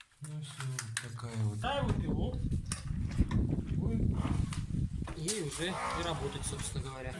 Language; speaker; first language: Russian; native; Russian